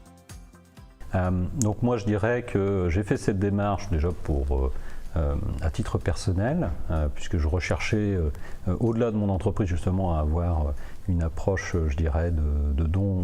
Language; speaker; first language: French; native; French